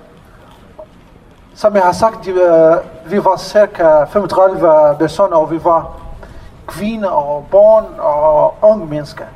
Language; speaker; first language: Danish; non-native, learner; Arabic